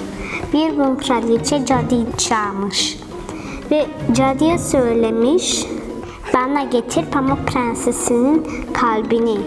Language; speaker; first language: Turkish; early bilingual, heritage; Turkish